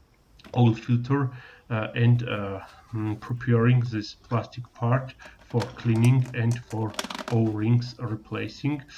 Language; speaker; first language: English; non-native, learner; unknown